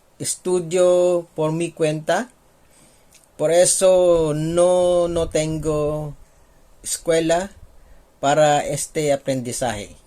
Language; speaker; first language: Spanish; non-native, learner; Filipino